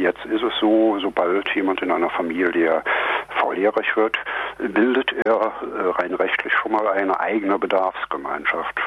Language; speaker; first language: German; native; German